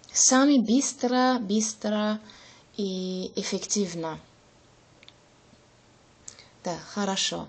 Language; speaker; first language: Russian; non-native, learner; German